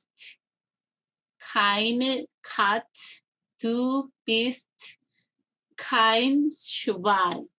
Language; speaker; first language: German; non-native, learner; Korean